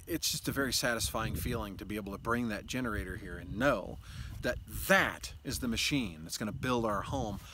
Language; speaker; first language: English; native; English